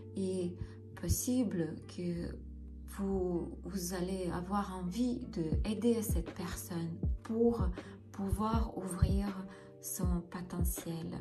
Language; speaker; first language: French; non-native, fluent; Russian